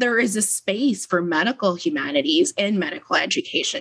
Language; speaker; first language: English; non-native, local second language; Filipino